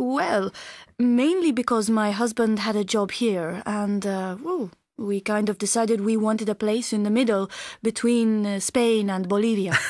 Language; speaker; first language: English; non-native, fluent; Spanish